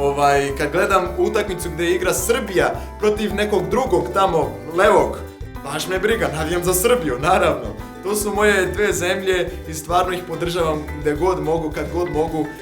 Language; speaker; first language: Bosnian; non-native, fluent; Portuguese